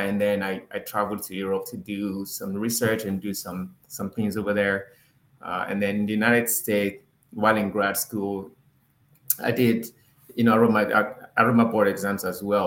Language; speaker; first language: English; non-native, local second language; Yoruba